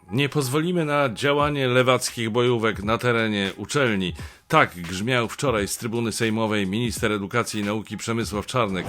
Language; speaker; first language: Polish; native; Polish